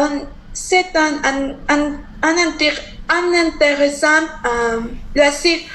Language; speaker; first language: French; non-native, learner; Spanish